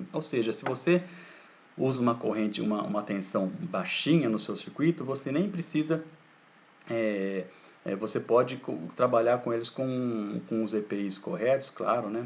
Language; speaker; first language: Portuguese; native; Portuguese